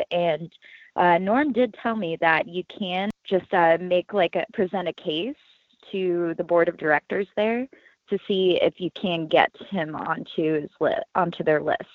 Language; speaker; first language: English; native; English